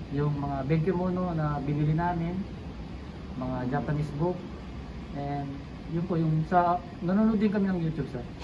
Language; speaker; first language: Filipino; non-native, local second language; Pampanga